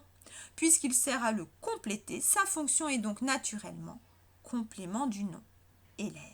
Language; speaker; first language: French; native; French